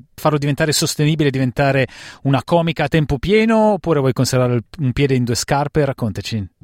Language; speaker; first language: Italian; native; Italian